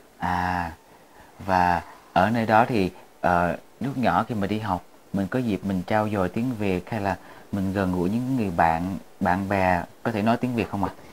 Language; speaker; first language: Vietnamese; native; Vietnamese